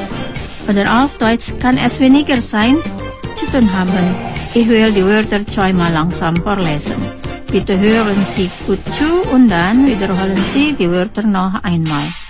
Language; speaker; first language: German; non-native, fluent; Indonesian